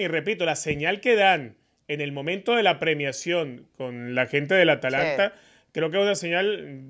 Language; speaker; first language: Spanish; native; Spanish